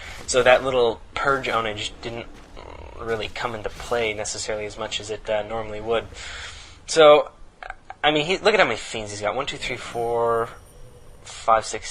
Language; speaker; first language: English; native; English